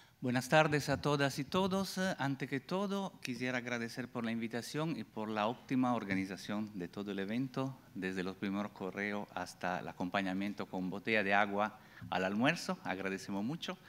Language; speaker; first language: Spanish; non-native, fluent; Italian